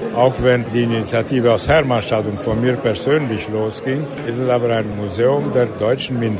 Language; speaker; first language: German; native; German